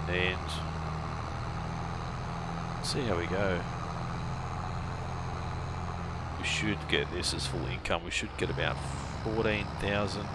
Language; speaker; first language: English; native; English